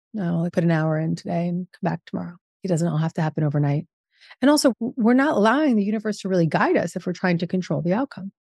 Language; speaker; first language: English; native; English